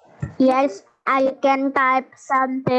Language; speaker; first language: English; non-native, learner; Indonesian